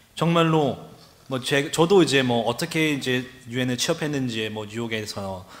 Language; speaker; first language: Korean; native; Korean